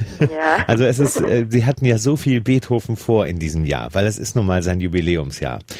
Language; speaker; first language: German; native; German